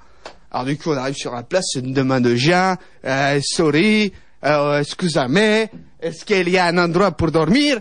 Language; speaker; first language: French; native; French